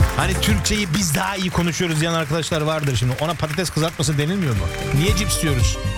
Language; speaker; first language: Turkish; early bilingual, heritage; Turkish